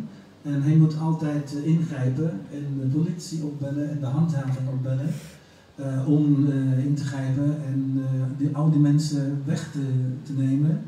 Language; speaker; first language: Dutch; non-native, learner; English